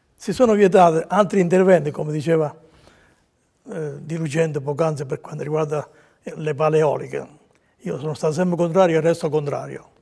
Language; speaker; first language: Italian; native; Italian